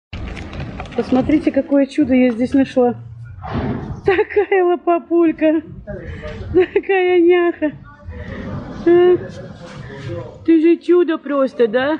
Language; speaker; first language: Russian; native; Russian